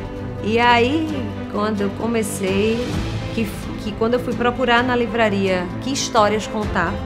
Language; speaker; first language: Portuguese; native; Portuguese